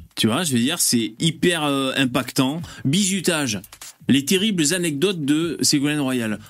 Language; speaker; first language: French; native; French